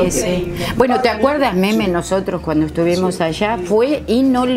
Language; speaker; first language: Spanish; native; Spanish